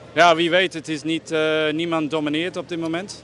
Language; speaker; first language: Dutch; non-native, fluent; English